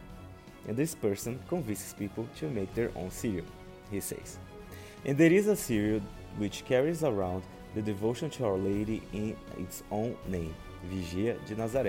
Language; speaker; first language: English; non-native, fluent; Portuguese